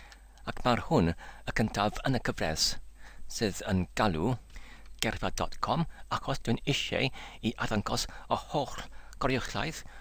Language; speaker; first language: Welsh; non-native, learner; English